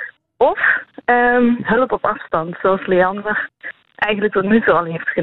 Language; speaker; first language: Dutch; native; Dutch